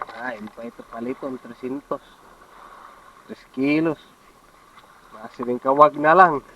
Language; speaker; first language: Filipino; native; Filipino